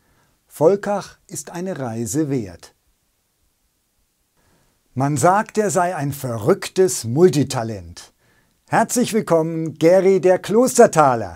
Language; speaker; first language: German; native; German